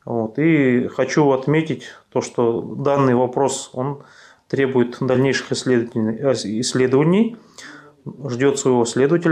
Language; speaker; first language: Russian; native; Russian